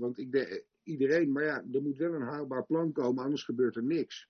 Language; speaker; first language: Dutch; native; Dutch